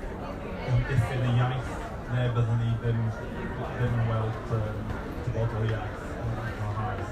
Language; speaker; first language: Welsh; non-native, local second language; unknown